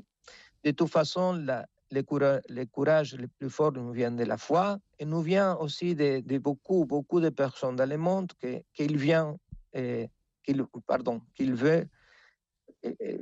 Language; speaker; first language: French; non-native, fluent; Spanish